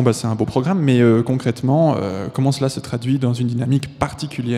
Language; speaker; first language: French; native; French